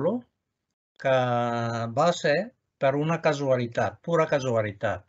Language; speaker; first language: Catalan; non-native, fluent; Japanese